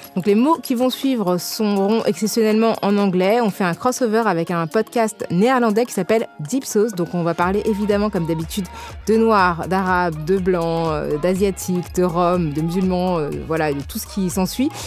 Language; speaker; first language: French; native; French